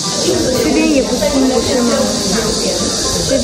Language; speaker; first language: Chinese; non-native, learner; Ukrainian